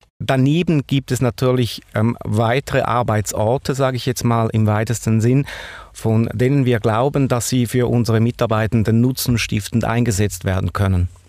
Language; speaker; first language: German; native; German